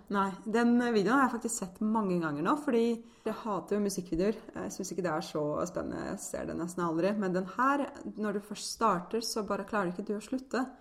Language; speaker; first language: Norwegian; early bilingual, other home language; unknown